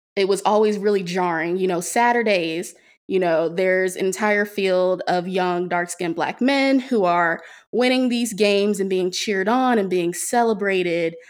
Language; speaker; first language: English; native; English